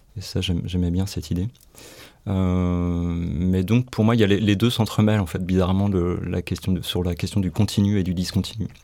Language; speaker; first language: French; native; French